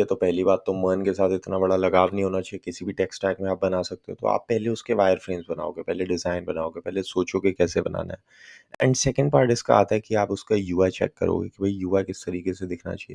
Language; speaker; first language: Hindi; native; Hindi